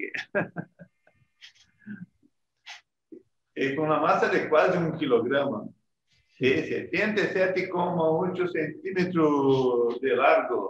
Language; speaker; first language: Portuguese; non-native, learner; Spanish